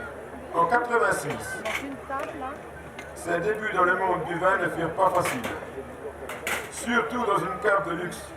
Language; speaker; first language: French; native; French